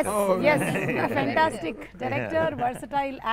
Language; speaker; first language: Telugu; native; Telugu